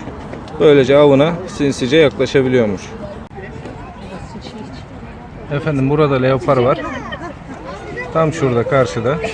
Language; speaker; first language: Turkish; native; Turkish